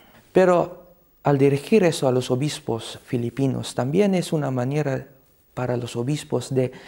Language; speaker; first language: Spanish; non-native, fluent; Cebuano